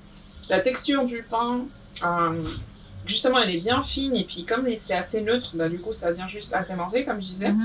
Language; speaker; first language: French; native; French